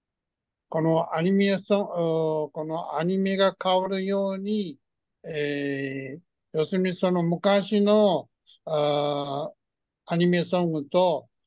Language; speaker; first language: Japanese; early bilingual, heritage; Japanese